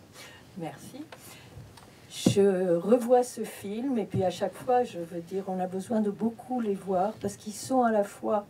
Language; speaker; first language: French; early bilingual, heritage; French